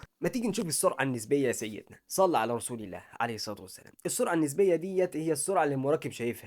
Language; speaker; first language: Arabic; native; Arabic